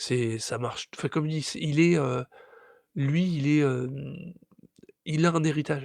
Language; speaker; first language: French; native; French